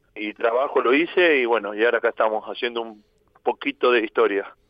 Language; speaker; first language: Spanish; native; Spanish